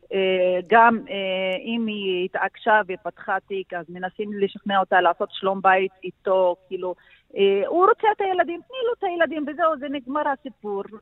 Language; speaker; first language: Hebrew; non-native, local second language; Arabic